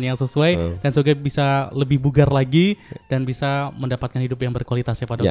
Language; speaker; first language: Indonesian; native; Indonesian